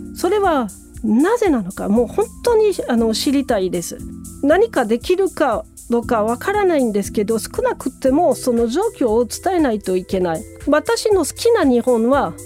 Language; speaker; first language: Japanese; non-native, fluent; French